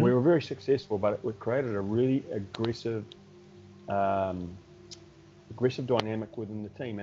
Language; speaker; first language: English; native; English